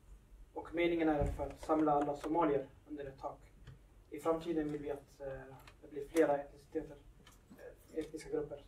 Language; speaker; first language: Swedish; early bilingual, other home language; Somali